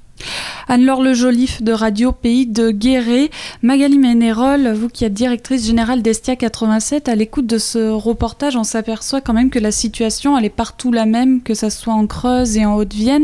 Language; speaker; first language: French; native; French